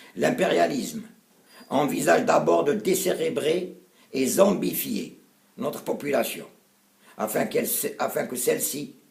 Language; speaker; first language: French; non-native, local second language; Arabic